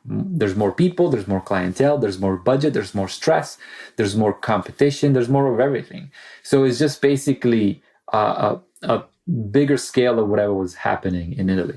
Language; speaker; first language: English; non-native, fluent; Italian